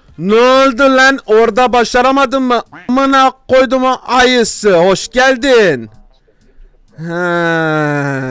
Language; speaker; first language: Turkish; native; Turkish